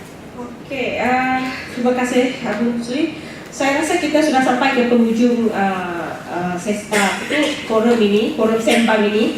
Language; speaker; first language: Malay; native; Malay